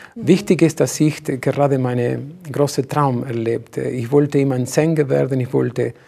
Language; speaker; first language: German; non-native, learner; Spanish